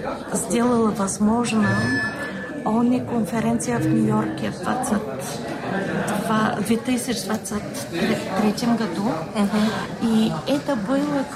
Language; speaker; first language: Russian; non-native, fluent; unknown